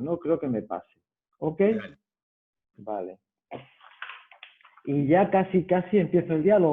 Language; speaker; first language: Spanish; native; Spanish